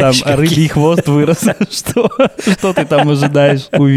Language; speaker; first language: Russian; native; Russian